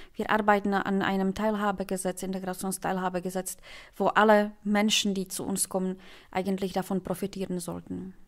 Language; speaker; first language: German; non-native, fluent; Czech